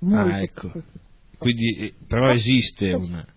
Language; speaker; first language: Italian; native; Italian